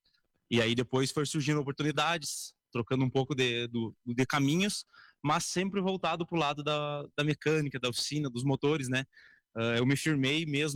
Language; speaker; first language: Portuguese; native; Portuguese